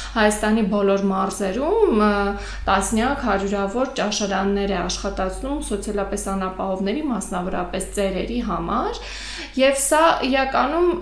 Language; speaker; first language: Armenian; native; Armenian